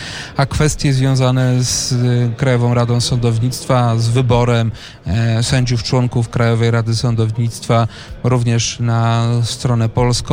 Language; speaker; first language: Polish; native; Polish